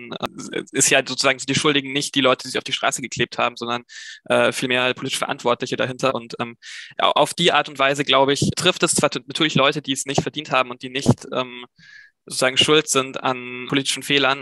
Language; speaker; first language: German; native; German